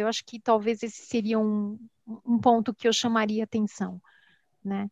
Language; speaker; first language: Portuguese; native; Portuguese